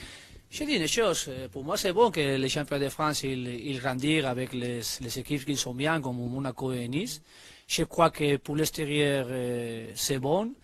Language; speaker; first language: French; non-native, learner; Spanish